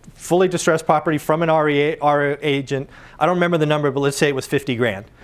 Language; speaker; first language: English; native; English